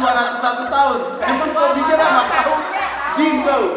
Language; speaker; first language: Indonesian; native; Indonesian